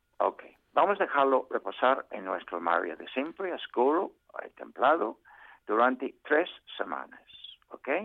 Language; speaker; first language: Spanish; non-native, fluent; English